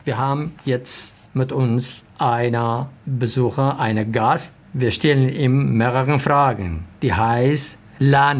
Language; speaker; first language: German; non-native, learner; Arabic